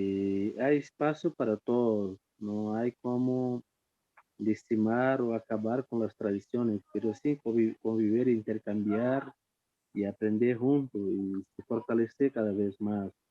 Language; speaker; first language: Spanish; non-native, fluent; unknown